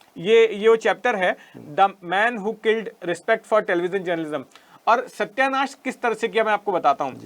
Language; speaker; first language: Hindi; native; Hindi